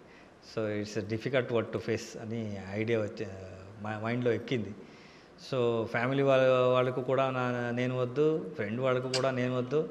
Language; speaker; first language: Telugu; non-native, local second language; Kannada